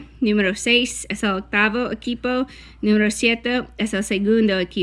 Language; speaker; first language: Spanish; non-native, fluent; English